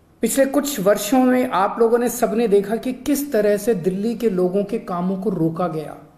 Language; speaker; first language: Hindi; native; Hindi